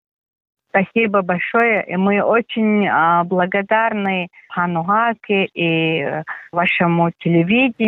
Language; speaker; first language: Russian; non-native, fluent; Mongolian